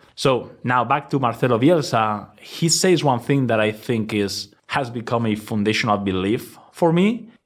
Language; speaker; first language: English; non-native, fluent; Spanish